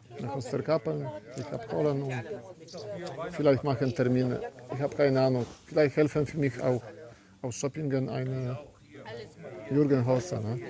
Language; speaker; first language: German; non-native, learner; Polish